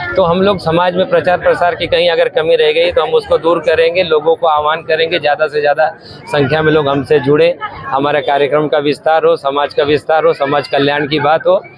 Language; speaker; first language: Hindi; native; Hindi